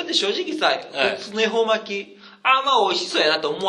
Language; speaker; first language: Japanese; native; Japanese